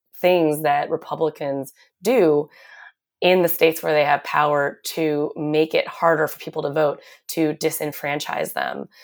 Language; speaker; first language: English; native; English